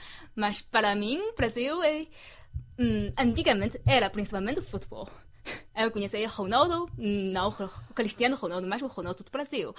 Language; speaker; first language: Portuguese; non-native, fluent; Chinese